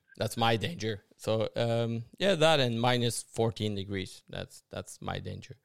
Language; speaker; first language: English; non-native, fluent; Norwegian